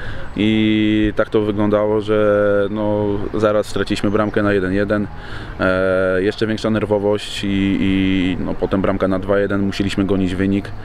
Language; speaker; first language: Polish; native; Polish